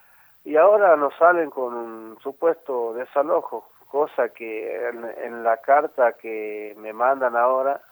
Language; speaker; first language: Spanish; native; Spanish